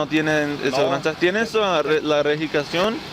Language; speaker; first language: Spanish; early bilingual, heritage; English